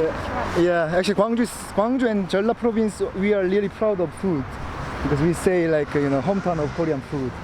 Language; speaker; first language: English; non-native, fluent; Korean